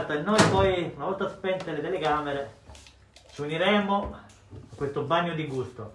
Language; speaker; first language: Italian; native; Italian